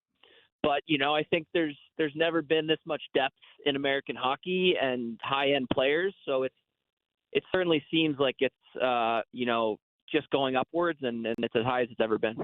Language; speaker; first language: English; native; English